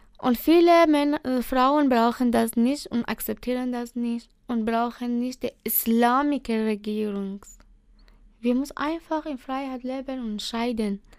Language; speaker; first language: German; non-native, learner; Persian